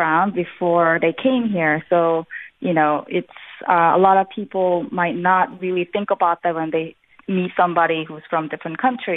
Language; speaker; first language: English; non-native, fluent; Korean